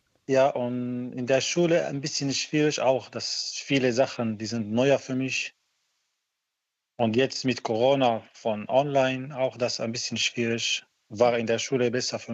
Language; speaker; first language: German; non-native, learner; Arabic